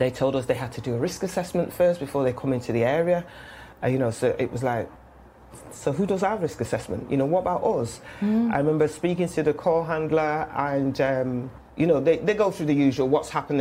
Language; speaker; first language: English; native; English